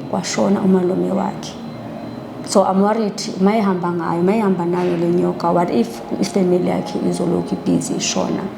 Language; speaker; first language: Zulu; non-native, local second language; Xhosa